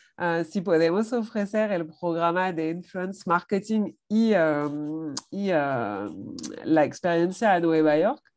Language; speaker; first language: Spanish; non-native, fluent; French